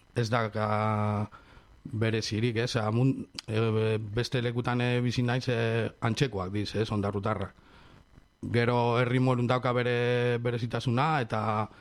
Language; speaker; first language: Basque; non-native, local second language; Spanish